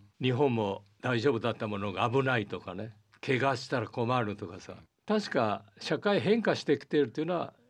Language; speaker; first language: Japanese; early bilingual, heritage; Portuguese